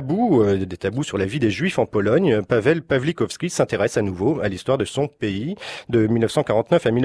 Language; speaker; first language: French; native; French